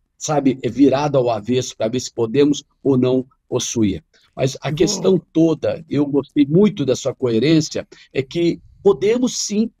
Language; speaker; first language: Portuguese; non-native, fluent; Arabic